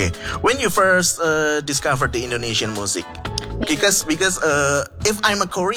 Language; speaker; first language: English; non-native, fluent; Indonesian